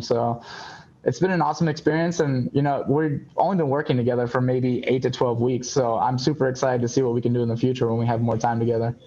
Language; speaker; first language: English; native; English